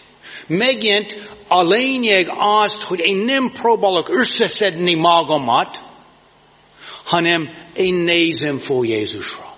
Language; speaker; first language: Hungarian; non-native, learner; English